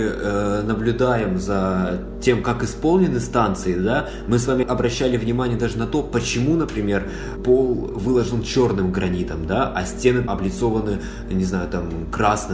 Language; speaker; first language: Russian; native; Russian